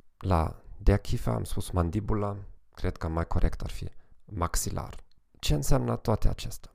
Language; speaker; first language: Romanian; non-native, fluent; German